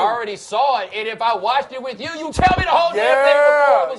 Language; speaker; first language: English; native; English